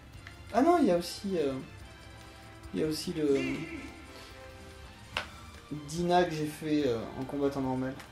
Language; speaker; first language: French; native; French